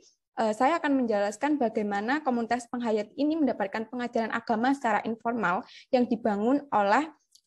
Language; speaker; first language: Indonesian; native; Indonesian